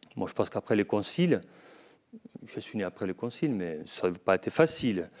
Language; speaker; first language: French; non-native, fluent; Spanish